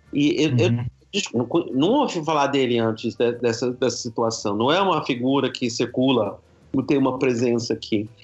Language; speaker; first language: Portuguese; non-native, fluent; English